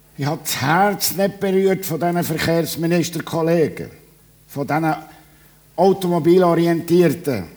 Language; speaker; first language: German; native; German